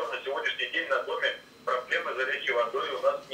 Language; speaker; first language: Russian; native; Russian